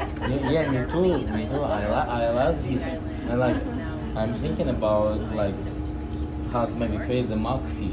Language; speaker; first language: English; non-native, fluent; Russian